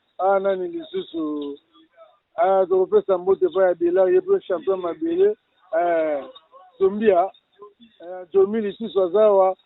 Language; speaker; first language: Lingala; native; Lingala